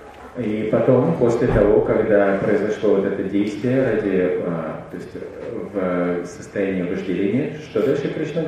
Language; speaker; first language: Russian; native; Russian